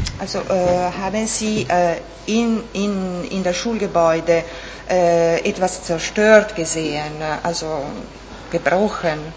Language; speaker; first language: German; non-native, local second language; Italian